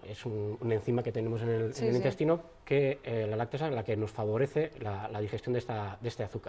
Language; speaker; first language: Spanish; native; Spanish